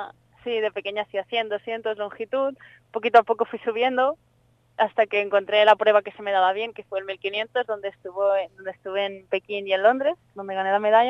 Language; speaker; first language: Spanish; native; Spanish